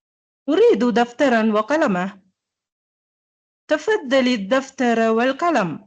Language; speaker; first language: Arabic; non-native, learner; Tamil